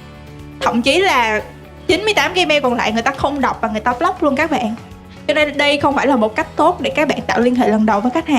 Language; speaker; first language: Vietnamese; native; Vietnamese